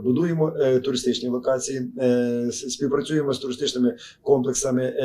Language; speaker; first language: Ukrainian; native; Ukrainian